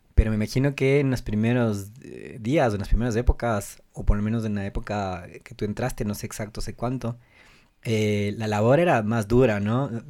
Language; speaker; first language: Spanish; native; Spanish